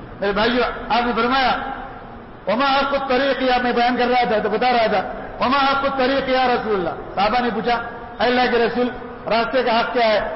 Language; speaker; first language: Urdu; non-native, local second language; Konkani